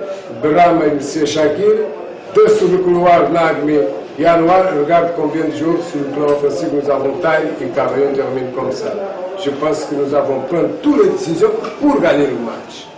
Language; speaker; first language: French; non-native, fluent; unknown